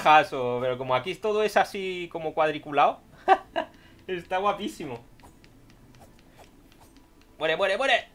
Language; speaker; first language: Spanish; native; Spanish